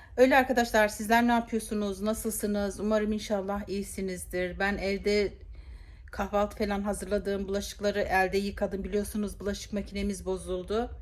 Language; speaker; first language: Turkish; native; Turkish